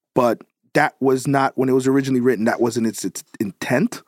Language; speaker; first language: English; native; English